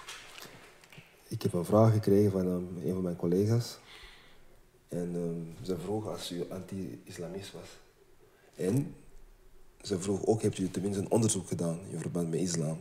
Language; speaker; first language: Dutch; early bilingual, other home language; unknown